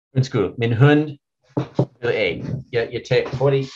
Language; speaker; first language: Danish; non-native, learner; English